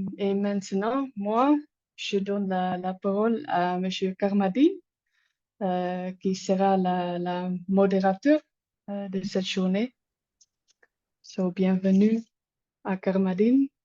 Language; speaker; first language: French; non-native, learner; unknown